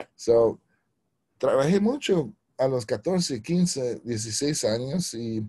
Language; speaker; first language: Spanish; early bilingual, heritage; Spanish